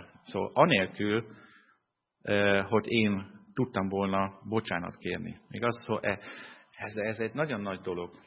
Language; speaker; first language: Hungarian; non-native, fluent; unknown